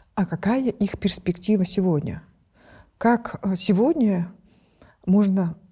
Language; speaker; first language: Russian; non-native, local second language; Kyrgyz